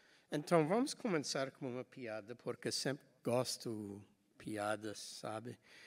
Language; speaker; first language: Portuguese; non-native, fluent; English